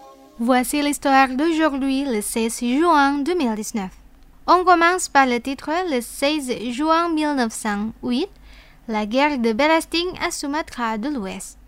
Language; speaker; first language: French; non-native, fluent; Indonesian